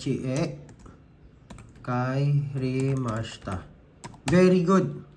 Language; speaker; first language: Japanese; non-native, fluent; Filipino